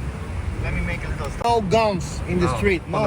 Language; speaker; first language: English; non-native, fluent; Spanish